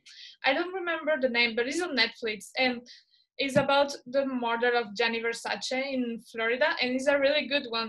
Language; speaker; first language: English; non-native, fluent; Spanish